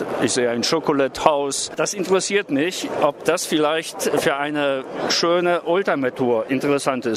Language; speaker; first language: German; native; German